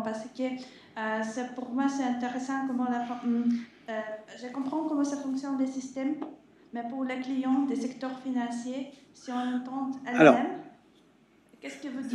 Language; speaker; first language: French; non-native, learner; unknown